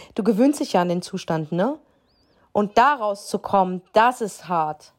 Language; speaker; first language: German; early bilingual, other home language; Arabic